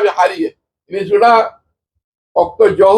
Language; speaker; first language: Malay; non-native, learner; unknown